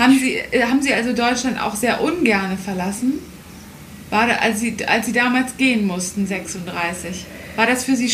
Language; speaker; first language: German; native; German